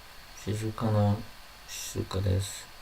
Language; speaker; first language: Japanese; non-native, learner; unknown